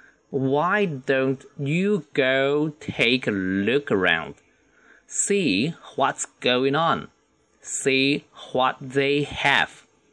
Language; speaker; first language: English; non-native, fluent; Chinese